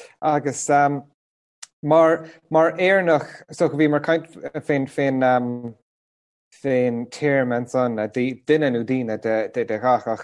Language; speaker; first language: Irish; non-native, local second language; English